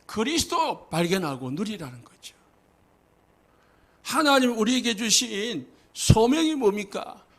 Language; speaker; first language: Korean; native; Korean